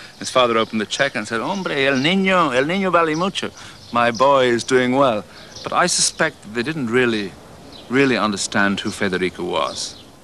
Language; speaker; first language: English; native; English